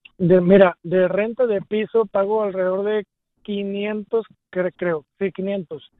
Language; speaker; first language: Spanish; native; Spanish